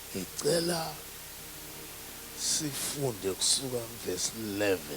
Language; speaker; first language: Zulu; non-native, local second language; Swati